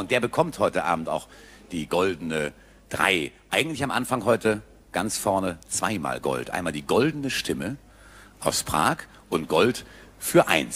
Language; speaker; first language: German; native; German